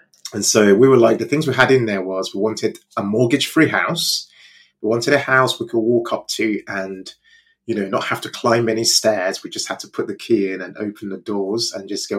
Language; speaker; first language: English; non-native, local second language; Yoruba